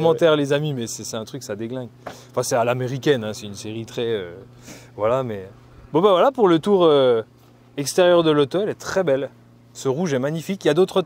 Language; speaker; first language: French; native; French